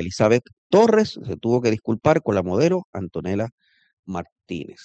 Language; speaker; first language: Spanish; native; Spanish